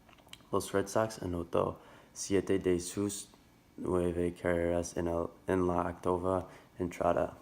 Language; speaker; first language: Spanish; non-native, learner; English